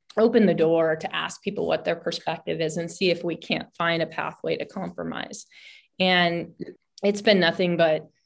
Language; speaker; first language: English; native; English